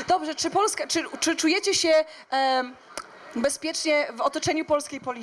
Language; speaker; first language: Polish; native; Polish